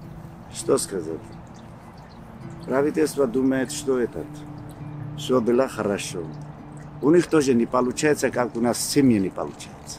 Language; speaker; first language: Russian; non-native, fluent; Georgian